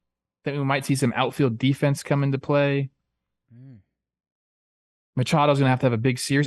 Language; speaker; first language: English; native; English